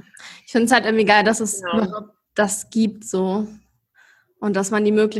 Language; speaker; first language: German; native; German